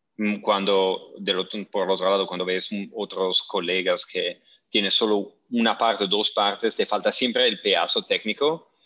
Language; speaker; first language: Spanish; non-native, fluent; Italian